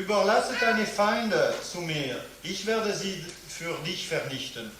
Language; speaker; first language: German; non-native, fluent; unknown